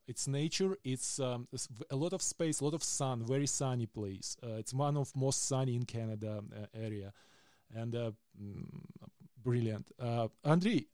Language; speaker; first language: English; non-native, fluent; Ukrainian